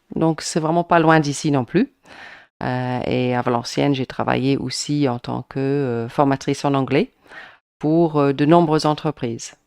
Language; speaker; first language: French; non-native, fluent; English